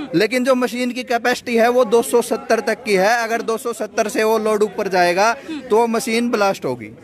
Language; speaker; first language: Hindi; native; Hindi